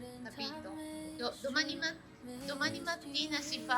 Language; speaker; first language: Italian; non-native, fluent; Japanese